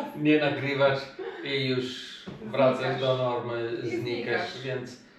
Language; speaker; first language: Polish; non-native, fluent; Macedonian